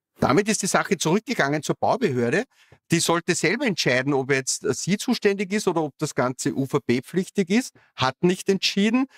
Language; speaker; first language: German; native; German